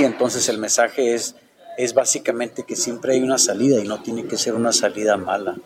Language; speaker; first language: Spanish; native; Spanish